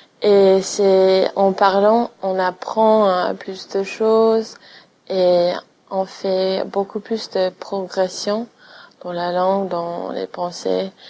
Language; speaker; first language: French; non-native, fluent; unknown